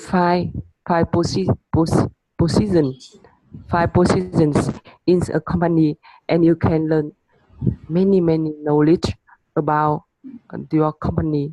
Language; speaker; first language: English; non-native, learner; Vietnamese